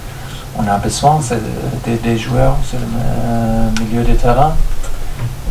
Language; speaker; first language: French; non-native, fluent; German